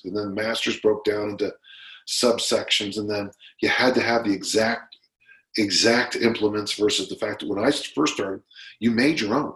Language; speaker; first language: English; native; English